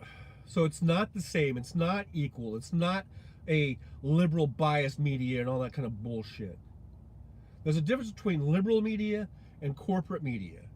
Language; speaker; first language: English; native; English